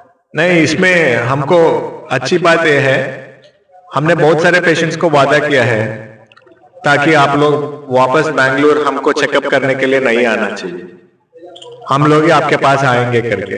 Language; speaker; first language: Hindi; non-native, local second language; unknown